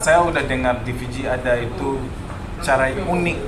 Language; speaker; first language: Indonesian; non-native, fluent; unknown